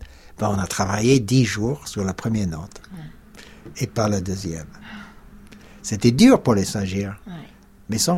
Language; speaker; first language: French; non-native, fluent; English